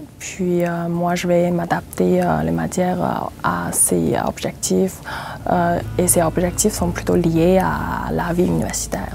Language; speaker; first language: French; non-native, fluent; Chinese